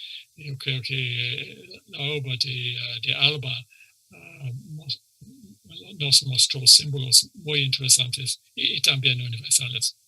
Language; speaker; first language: Spanish; non-native, fluent; English